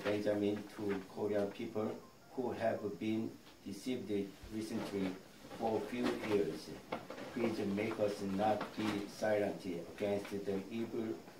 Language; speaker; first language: English; non-native, learner; Korean